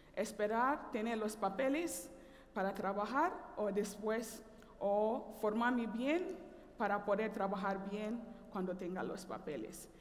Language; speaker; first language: Spanish; non-native, fluent; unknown